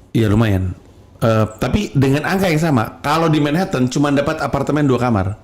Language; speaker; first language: Indonesian; native; Indonesian